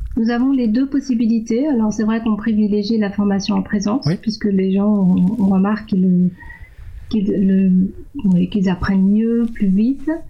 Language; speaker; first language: French; non-native, fluent; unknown